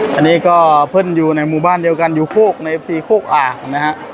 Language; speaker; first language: Thai; non-native, local second language; Northeastern Thai